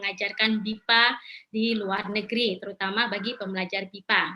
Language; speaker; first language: Indonesian; native; Indonesian